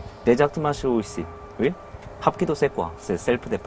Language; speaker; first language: French; non-native, learner; Korean